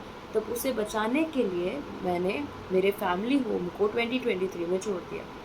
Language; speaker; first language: Hindi; native; Hindi